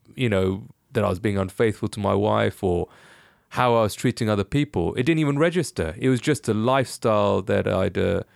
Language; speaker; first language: English; native; English